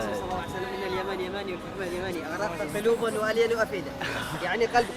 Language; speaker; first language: Arabic; native; Arabic